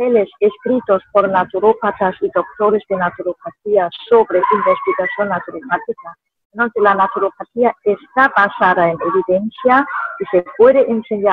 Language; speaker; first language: Spanish; non-native, fluent; German